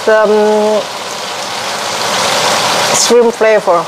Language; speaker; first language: English; non-native, learner; Indonesian